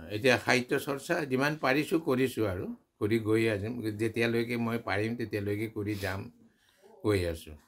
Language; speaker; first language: Assamese; non-native, local second language; Nepali